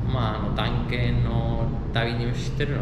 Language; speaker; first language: Japanese; non-native, fluent; Spanish